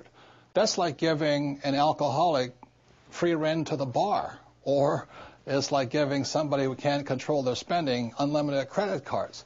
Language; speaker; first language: English; native; English